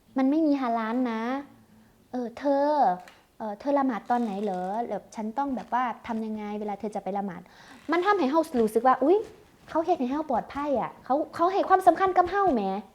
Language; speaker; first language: Thai; native; Thai